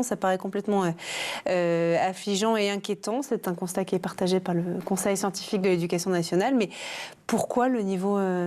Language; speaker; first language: French; native; French